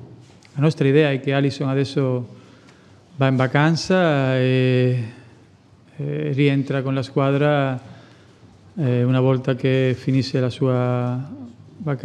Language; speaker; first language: Italian; non-native, fluent; Spanish